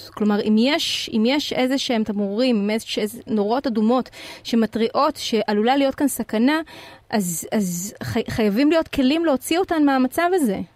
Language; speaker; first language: Hebrew; native; Hebrew